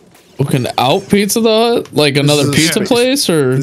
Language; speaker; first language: English; native; English